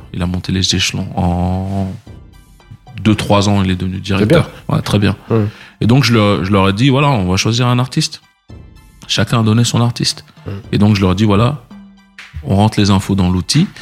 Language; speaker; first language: French; native; French